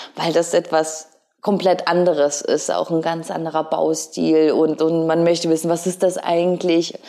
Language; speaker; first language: German; early bilingual, other home language; Ukrainian